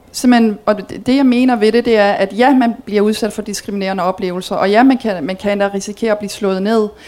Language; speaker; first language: Danish; early bilingual, heritage; Danish